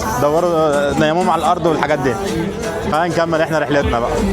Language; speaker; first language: Arabic; native; Arabic